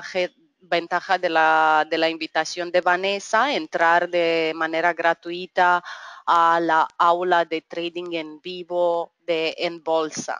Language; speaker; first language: Spanish; non-native, fluent; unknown